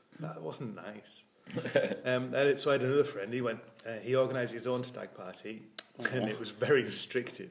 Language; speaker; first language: English; native; English